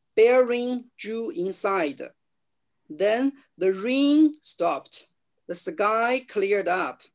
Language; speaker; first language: English; non-native, learner; Chinese